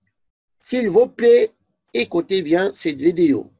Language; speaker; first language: French; non-native, fluent; Arabic